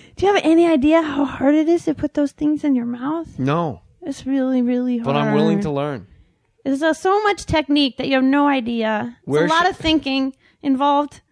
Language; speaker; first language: English; native; English